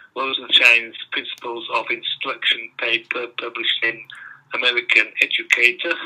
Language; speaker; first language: English; non-native, fluent; Dutch